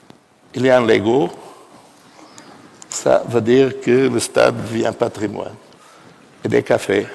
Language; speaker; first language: French; non-native, fluent; Portuguese